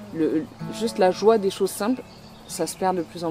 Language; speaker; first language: French; native; French